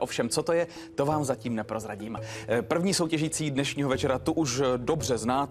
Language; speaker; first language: Czech; native; Czech